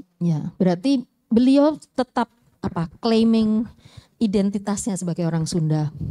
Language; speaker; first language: Indonesian; native; Indonesian